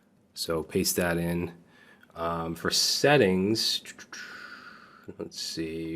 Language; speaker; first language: English; native; English